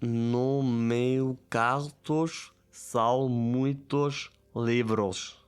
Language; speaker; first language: Portuguese; non-native, learner; Italian